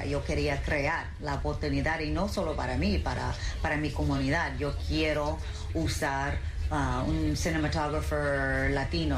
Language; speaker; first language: Spanish; early bilingual, heritage; Spanish